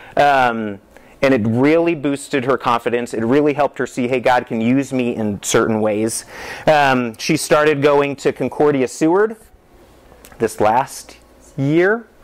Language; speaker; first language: English; native; English